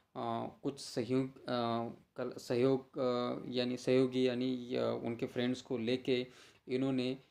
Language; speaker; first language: Hindi; non-native, local second language; Marathi